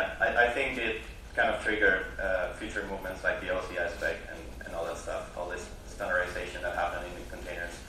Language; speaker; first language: English; non-native, fluent; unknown